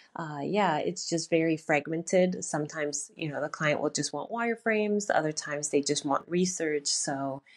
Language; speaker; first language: English; native; English